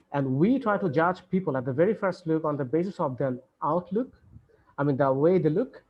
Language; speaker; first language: English; non-native, local second language; Bangla